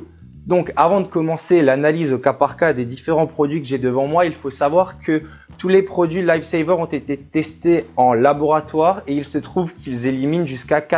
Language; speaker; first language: French; native; French